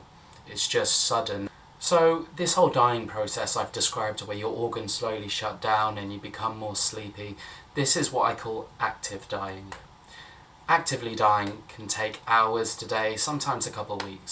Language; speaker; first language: English; native; English